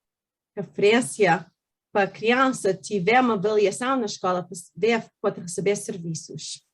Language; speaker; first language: Portuguese; early bilingual, heritage; Portuguese